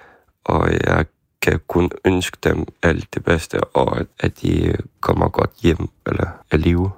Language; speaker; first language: Danish; non-native, learner; Ukrainian